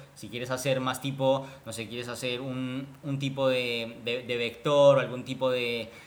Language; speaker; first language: Spanish; native; Spanish